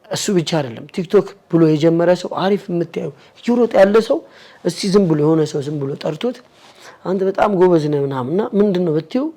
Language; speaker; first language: Amharic; native; Amharic